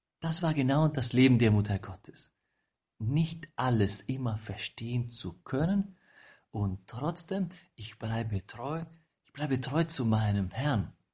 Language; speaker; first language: German; non-native, fluent; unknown